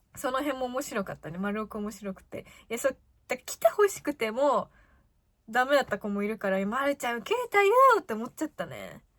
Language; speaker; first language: Japanese; native; Japanese